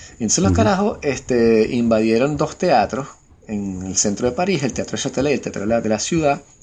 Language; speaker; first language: Spanish; native; Spanish